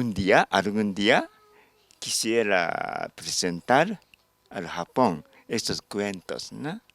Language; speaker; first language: Spanish; non-native, learner; Japanese